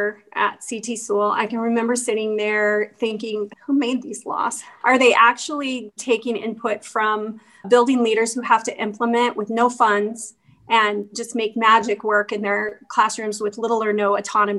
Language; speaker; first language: English; native; English